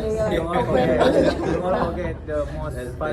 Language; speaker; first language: English; non-native, local second language; Malay